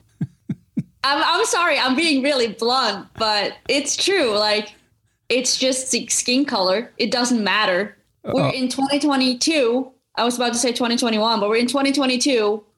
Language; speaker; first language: English; non-native, fluent; Norwegian